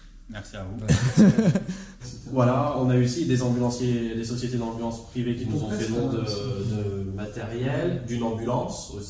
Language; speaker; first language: French; native; French